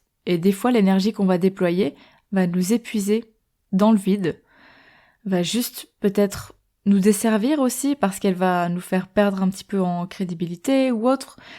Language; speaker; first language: French; native; French